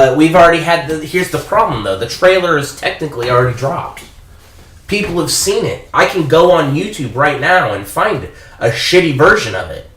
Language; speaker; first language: English; native; English